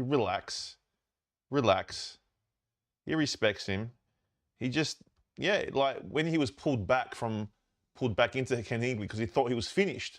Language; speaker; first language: English; native; English